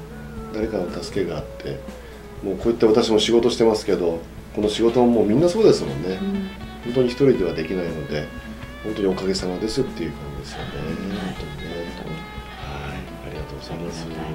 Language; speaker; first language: Japanese; native; Japanese